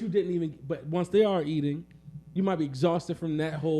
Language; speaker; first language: English; native; English